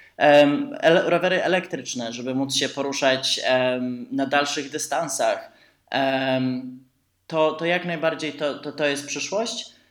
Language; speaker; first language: Polish; early bilingual, heritage; Polish